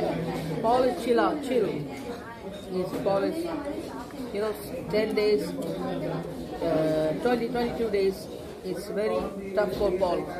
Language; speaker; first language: English; non-native, learner; Hindi